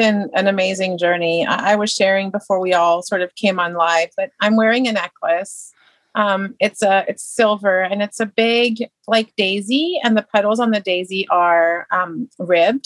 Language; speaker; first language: English; native; English